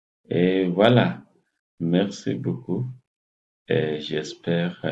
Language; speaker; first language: French; non-native, fluent; English